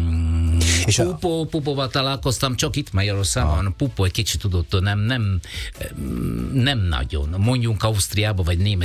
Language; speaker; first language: Hungarian; non-native, learner; Italian